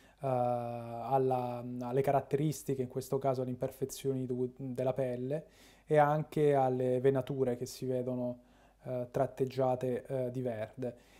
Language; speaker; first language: Italian; native; Italian